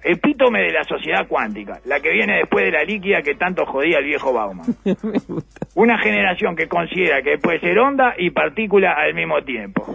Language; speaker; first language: Spanish; native; Spanish